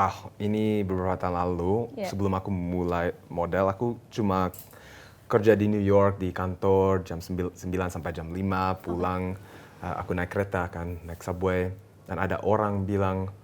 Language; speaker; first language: Indonesian; early bilingual, heritage; English